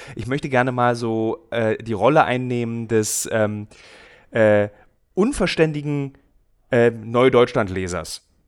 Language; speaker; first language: German; native; German